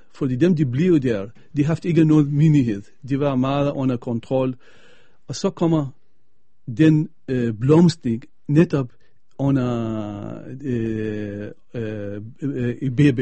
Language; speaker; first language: Danish; non-native, fluent; Arabic